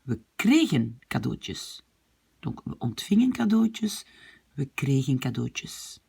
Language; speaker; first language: Dutch; non-native, fluent; French